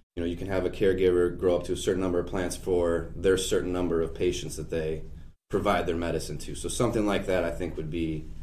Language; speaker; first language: English; native; English